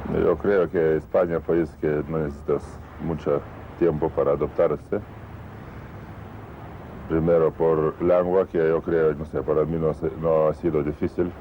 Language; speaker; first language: Spanish; non-native, learner; Lithuanian